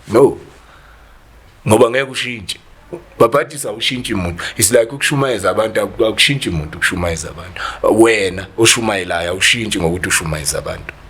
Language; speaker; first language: Zulu; native; Zulu